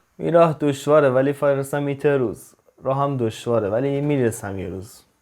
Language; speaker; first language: Persian; native; Persian